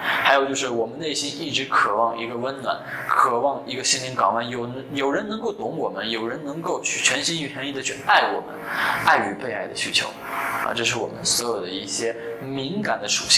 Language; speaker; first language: Chinese; native; Chinese